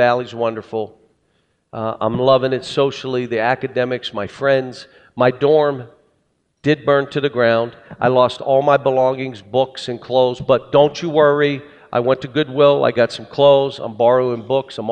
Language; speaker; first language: English; native; English